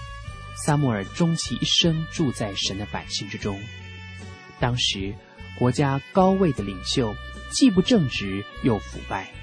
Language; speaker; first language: Chinese; native; Chinese